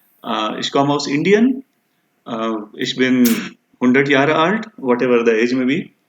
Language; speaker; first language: German; non-native, fluent; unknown